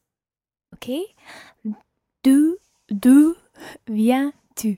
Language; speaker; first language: French; non-native, learner; English